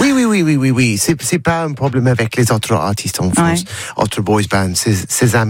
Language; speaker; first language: French; non-native, learner; English